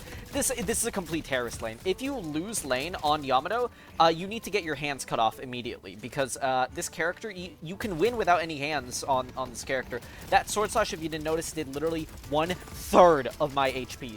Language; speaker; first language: English; native; English